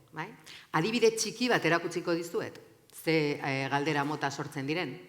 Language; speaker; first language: Basque; native; Basque